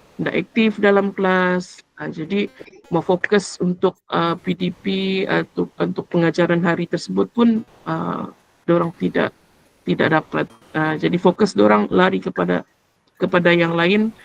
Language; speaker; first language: Malay; non-native, local second language; Central Dusun